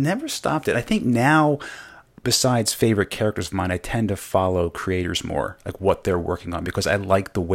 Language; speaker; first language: English; native; English